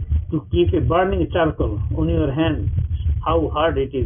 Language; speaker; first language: English; non-native, local second language; Bangla